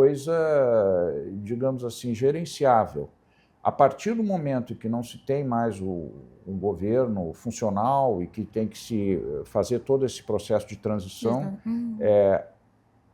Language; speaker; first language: Portuguese; native; Portuguese